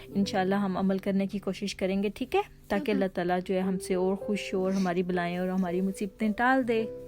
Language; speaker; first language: Urdu; native; Urdu